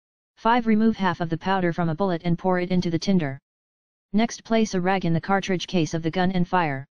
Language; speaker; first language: English; native; English